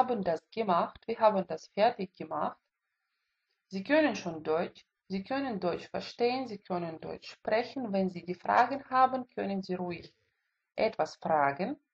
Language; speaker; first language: German; non-native, fluent; Russian